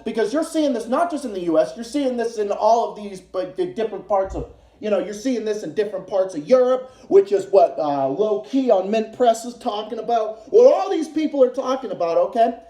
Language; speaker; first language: English; native; English